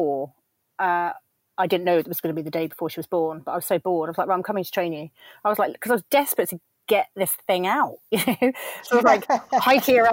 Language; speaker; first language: English; native; English